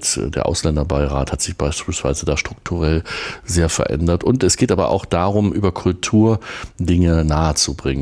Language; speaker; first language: German; native; German